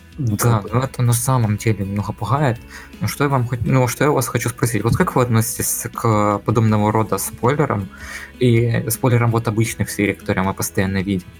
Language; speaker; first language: Russian; native; Russian